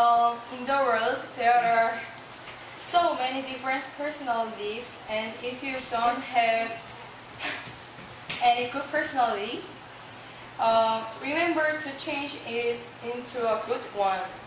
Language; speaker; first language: English; non-native, learner; Korean